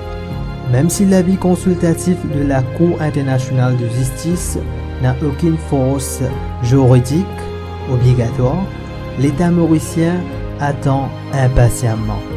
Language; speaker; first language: French; non-native, local second language; Morisyen